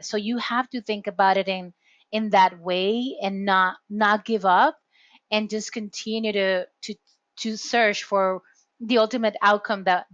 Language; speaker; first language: English; non-native, fluent; Spanish